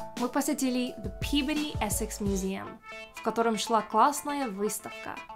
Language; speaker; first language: Russian; non-native, learner; English